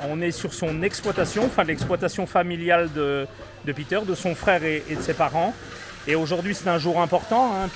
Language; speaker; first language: French; native; French